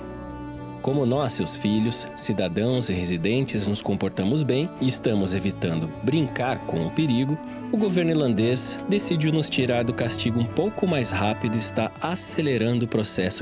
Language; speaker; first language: Portuguese; native; Portuguese